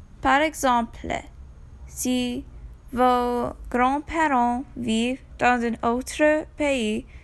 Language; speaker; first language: French; non-native, learner; English